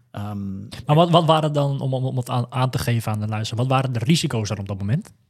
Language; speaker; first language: Dutch; native; Dutch